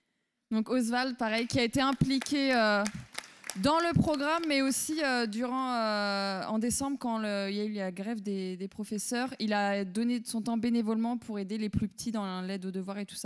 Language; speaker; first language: French; native; French